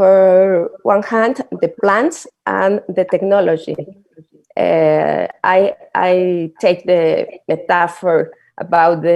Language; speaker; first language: English; non-native, learner; Spanish